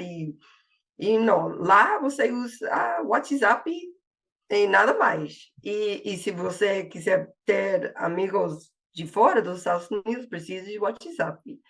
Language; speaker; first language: Portuguese; non-native, fluent; English